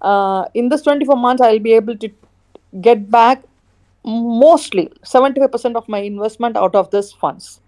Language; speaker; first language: English; non-native, fluent; Khmer